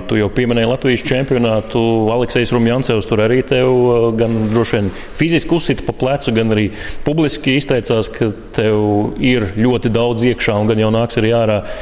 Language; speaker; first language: Latvian; native; Latvian